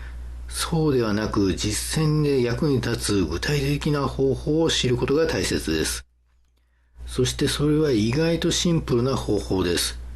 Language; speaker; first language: Japanese; native; Japanese